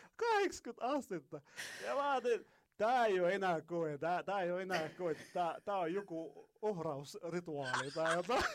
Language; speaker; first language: Finnish; non-native, fluent; Arabic